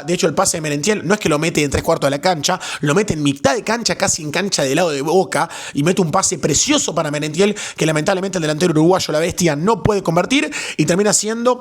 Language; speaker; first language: Spanish; native; Spanish